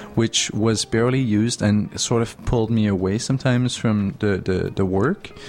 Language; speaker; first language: English; native; English